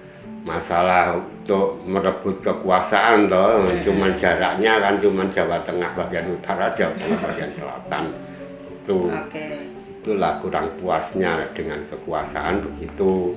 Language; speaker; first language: Indonesian; non-native, local second language; Javanese